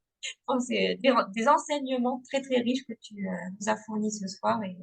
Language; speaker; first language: French; native; French